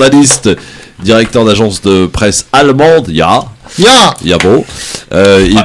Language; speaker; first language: French; native; French